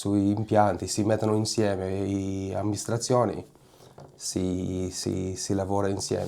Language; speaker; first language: Italian; non-native, fluent; Hebrew